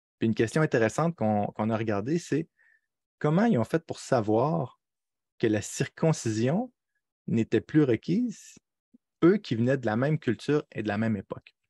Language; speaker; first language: French; native; French